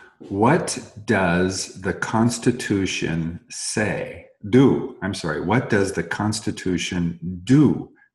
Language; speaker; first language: English; native; English